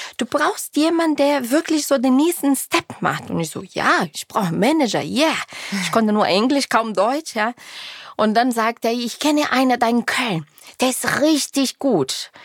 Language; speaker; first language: German; non-native, fluent; Portuguese